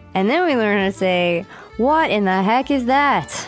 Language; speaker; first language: English; native; English